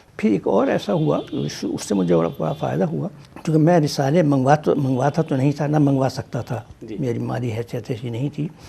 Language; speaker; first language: Urdu; native; Urdu